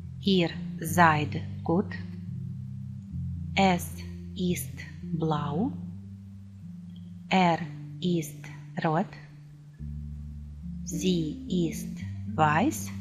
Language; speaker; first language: German; non-native, fluent; Ukrainian